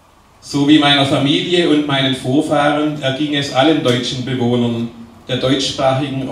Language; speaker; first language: German; native; German